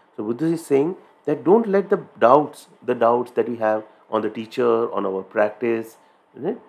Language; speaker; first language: English; non-native, local second language; Hindi